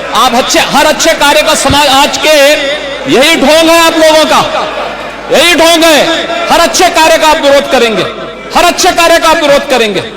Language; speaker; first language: Hindi; native; Hindi